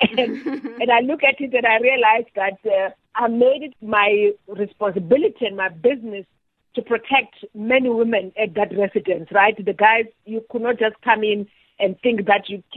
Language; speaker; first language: English; non-native, local second language; Southern Sotho